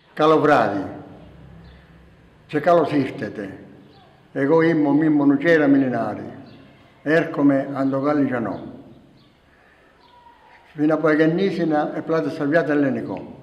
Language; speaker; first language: Greek; early bilingual, heritage; Greek